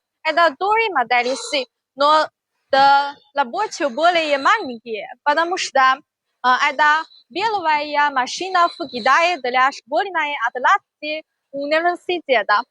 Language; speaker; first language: Russian; non-native, learner; Chinese